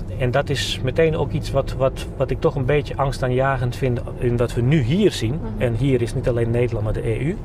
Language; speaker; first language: Dutch; non-native, fluent; Bosnian